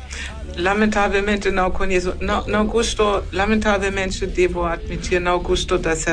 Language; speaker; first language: Portuguese; non-native, fluent; German